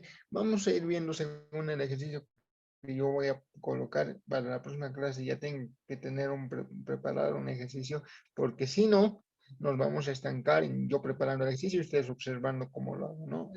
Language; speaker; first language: Spanish; native; Spanish